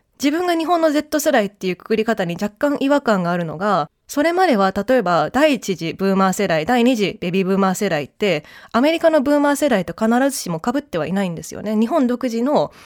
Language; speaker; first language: Japanese; early bilingual, heritage; Japanese